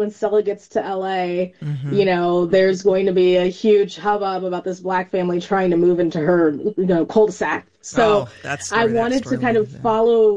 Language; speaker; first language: English; native; English